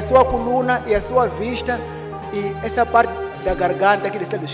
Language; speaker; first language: Portuguese; non-native, local second language; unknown